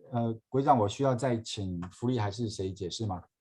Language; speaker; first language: Chinese; native; Chinese